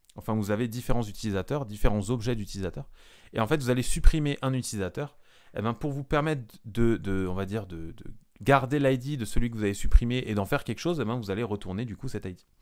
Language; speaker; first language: French; native; French